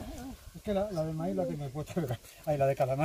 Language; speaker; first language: Spanish; native; Spanish